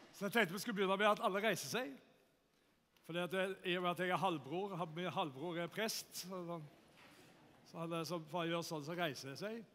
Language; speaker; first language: Norwegian; native; Norwegian